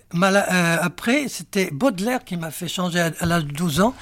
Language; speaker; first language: French; non-native, local second language; Arabic